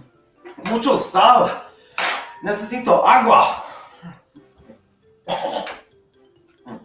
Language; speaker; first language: Spanish; non-native, learner; English